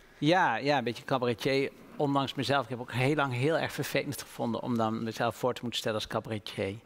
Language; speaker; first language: Dutch; native; Dutch